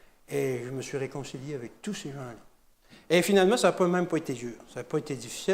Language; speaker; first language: French; native; French